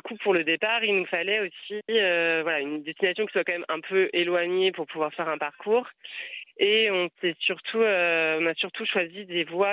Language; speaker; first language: French; native; French